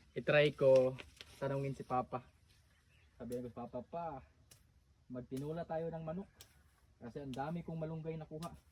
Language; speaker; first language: Filipino; native; Filipino